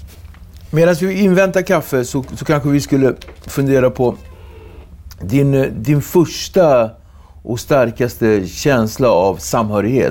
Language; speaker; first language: Swedish; native; Swedish